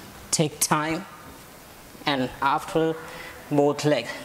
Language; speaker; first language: English; non-native, local second language; Hindi